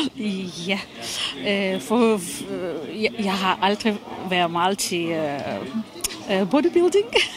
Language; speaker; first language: Danish; non-native, fluent; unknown